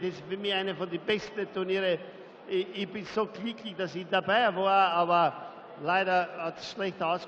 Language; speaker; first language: German; non-native, fluent; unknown